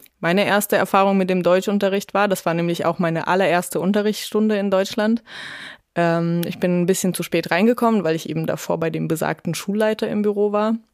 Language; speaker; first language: German; early bilingual, other home language; Russian